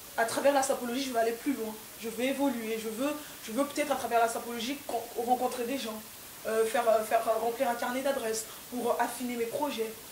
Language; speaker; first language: French; non-native, local second language; Lingala